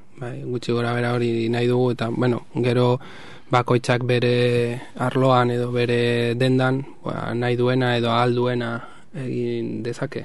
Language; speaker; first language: Basque; non-native, local second language; Spanish